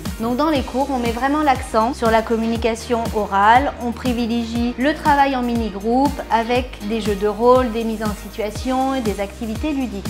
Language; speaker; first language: French; native; French